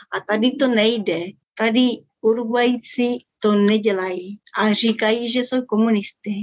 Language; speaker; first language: Czech; early bilingual, other home language; Spanish